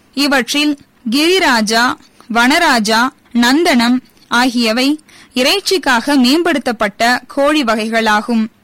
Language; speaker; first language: Tamil; native; Tamil